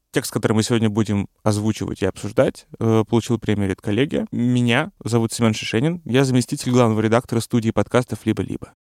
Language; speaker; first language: Russian; native; Russian